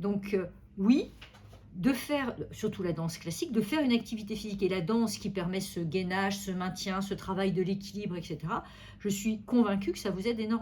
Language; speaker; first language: French; native; French